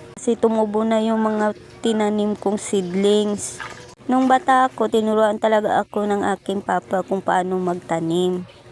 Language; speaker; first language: Filipino; non-native, local second language; Cebuano